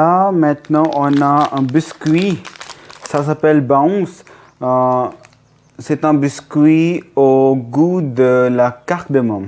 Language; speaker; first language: French; non-native, learner; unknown